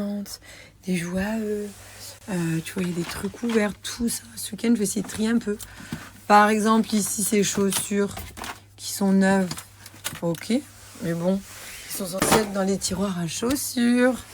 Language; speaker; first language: French; native; French